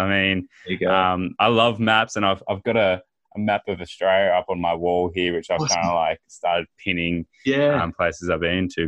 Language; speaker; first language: English; native; English